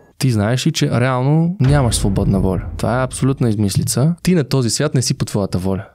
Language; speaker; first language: Bulgarian; native; Bulgarian